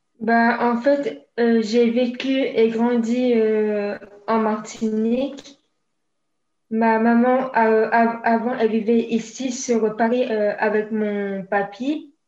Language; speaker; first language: French; native; French